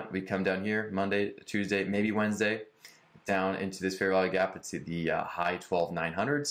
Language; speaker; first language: English; native; English